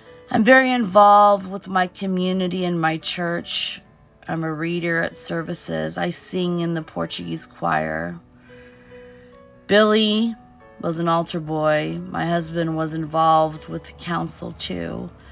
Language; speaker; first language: English; early bilingual, other home language; Portuguese